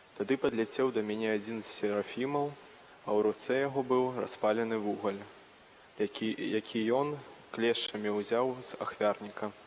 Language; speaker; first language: Belarusian; native; Belarusian